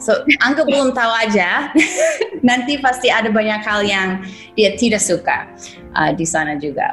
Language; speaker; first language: Indonesian; non-native, fluent; English